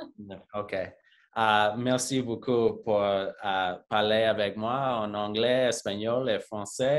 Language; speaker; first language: French; non-native, learner; English